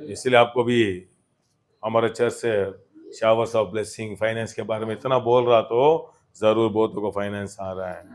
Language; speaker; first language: Hindi; non-native, local second language; Kannada